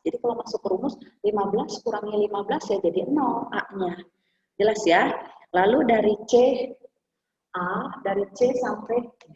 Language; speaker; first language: Indonesian; native; Indonesian